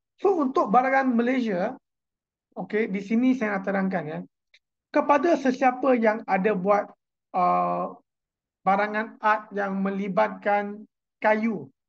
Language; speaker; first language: Malay; native; Malay